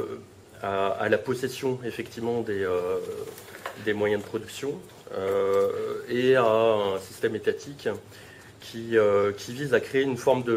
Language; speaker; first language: French; native; French